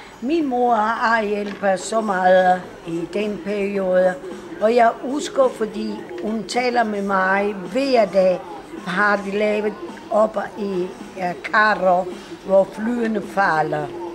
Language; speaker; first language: Swedish; non-native, learner; Italian